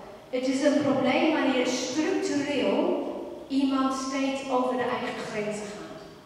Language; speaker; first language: Dutch; non-native, fluent; English